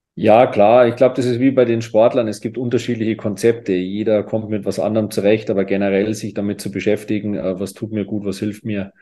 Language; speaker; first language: German; native; German